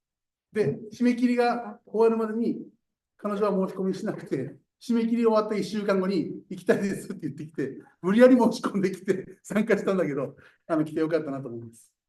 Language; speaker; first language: Japanese; native; Japanese